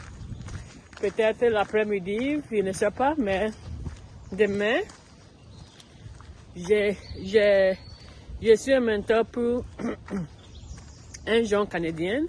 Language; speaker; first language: French; non-native, learner; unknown